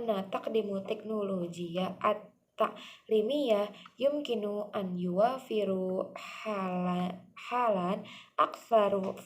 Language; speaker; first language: Arabic; non-native, learner; Indonesian